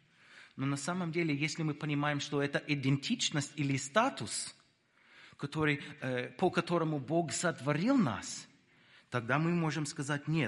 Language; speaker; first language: Russian; non-native, fluent; English